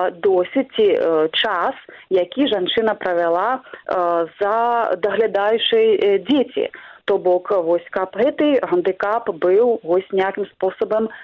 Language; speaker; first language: Belarusian; non-native, local second language; Russian